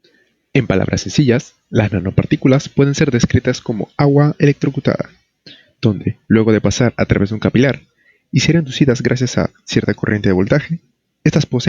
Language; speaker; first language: Spanish; native; Spanish